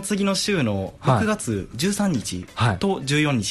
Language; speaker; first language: Japanese; native; Japanese